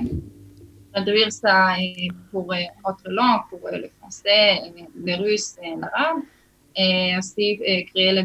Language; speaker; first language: French; early bilingual, heritage; Hebrew